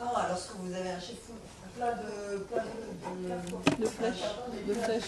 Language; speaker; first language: French; native; French